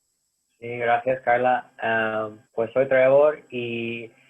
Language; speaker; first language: Spanish; non-native, fluent; English